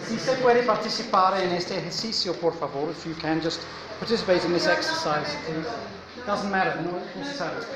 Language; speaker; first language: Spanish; non-native, fluent; English